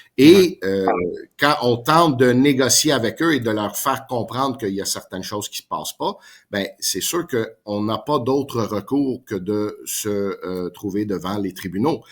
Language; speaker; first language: French; non-native, local second language; English